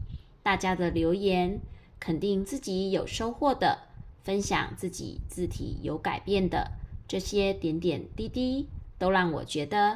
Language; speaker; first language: Chinese; native; Chinese